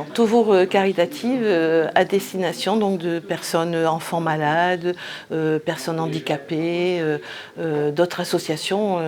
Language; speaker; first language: French; native; French